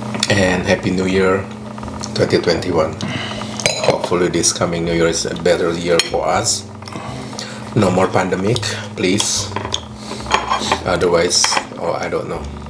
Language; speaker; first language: English; non-native, fluent; Indonesian